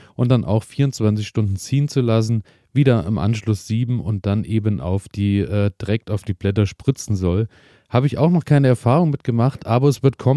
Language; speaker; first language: German; native; German